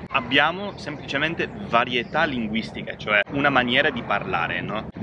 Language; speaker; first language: Italian; non-native, fluent; English